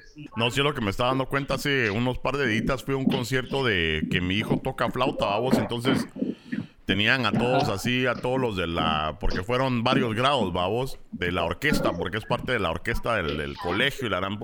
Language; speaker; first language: Spanish; native; Spanish